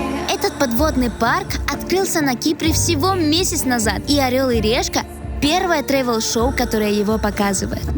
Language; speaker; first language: Russian; native; Russian